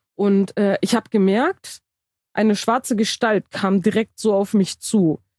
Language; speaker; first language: German; early bilingual, other home language; Turkish